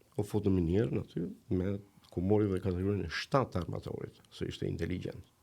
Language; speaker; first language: Albanian; native; Albanian